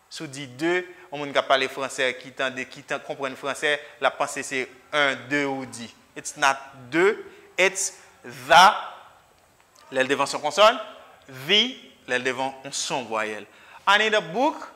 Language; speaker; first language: English; non-native, fluent; Haitian Creole